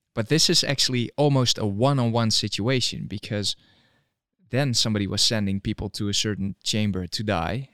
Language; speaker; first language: English; non-native, fluent; Dutch